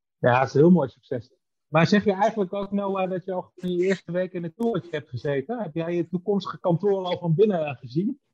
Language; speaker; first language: Dutch; native; Dutch